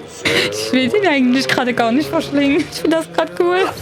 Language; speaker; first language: German; native; German